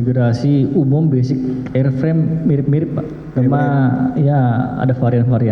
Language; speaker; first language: Indonesian; native; Indonesian